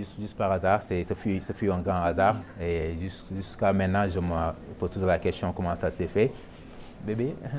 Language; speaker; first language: French; non-native, local second language; Wolof